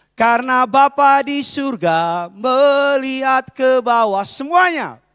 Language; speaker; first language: Indonesian; native; Indonesian